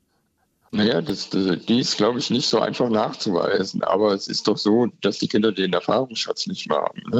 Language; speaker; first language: German; native; German